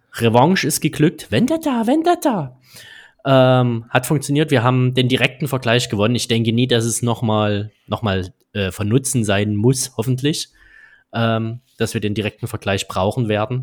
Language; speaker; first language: German; native; German